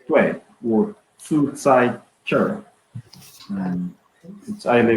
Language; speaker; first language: Chinese; non-native, learner; Swedish